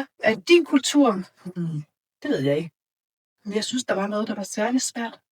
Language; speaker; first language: Danish; native; Danish